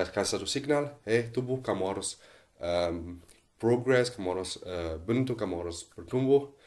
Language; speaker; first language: Indonesian; non-native, fluent; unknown